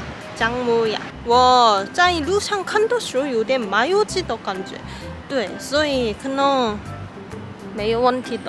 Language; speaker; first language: Chinese; non-native, fluent; Korean